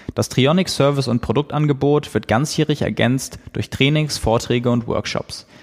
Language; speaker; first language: German; native; German